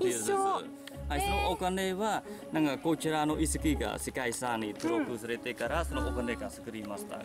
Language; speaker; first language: Japanese; non-native, learner; Khmer